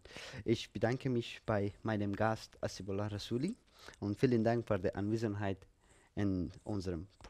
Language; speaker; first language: German; non-native, fluent; Persian